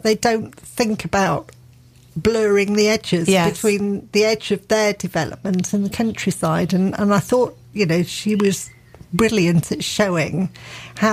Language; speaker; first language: English; native; English